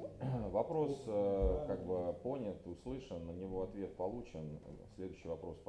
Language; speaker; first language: Russian; native; Russian